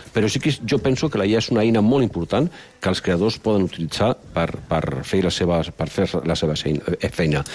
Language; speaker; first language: Catalan; non-native, local second language; Spanish